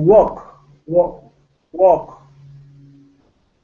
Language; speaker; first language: English; non-native, learner; Spanish